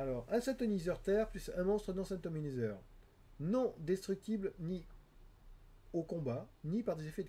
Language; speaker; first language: French; native; French